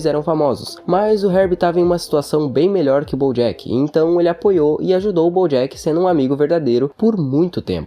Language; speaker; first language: Portuguese; native; Portuguese